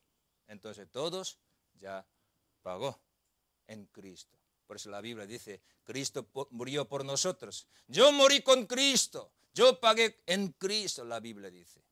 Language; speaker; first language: Spanish; non-native, learner; Korean